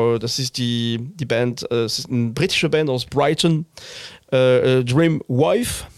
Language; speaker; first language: German; non-native, fluent; French